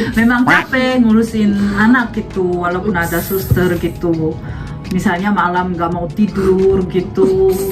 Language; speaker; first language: Indonesian; non-native, fluent; Korean